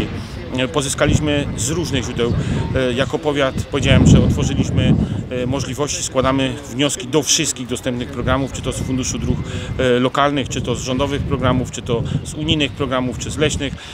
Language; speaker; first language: Polish; native; Polish